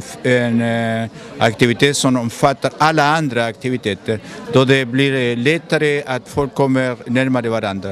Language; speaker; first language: Swedish; non-native, fluent; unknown